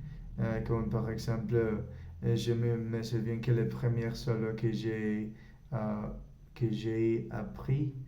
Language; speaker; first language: French; non-native, learner; Spanish